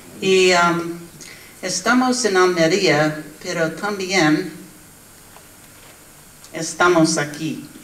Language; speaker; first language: Spanish; non-native, learner; English